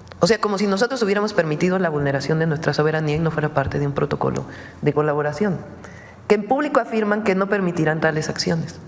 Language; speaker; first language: Spanish; native; Spanish